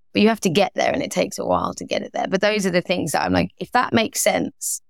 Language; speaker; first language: English; native; English